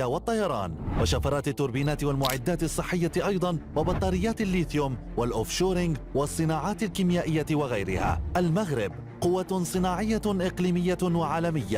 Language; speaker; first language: Arabic; native; Arabic